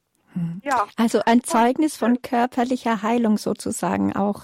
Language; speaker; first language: German; native; German